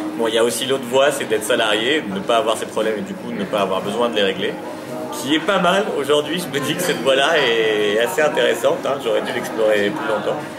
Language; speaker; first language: French; early bilingual, other home language; Arabic